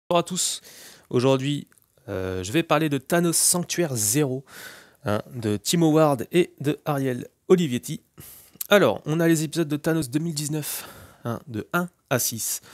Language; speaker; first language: French; native; French